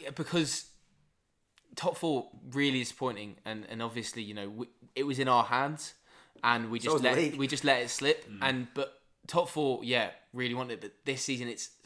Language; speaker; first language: English; native; English